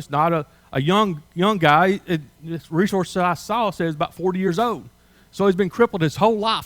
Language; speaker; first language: English; native; English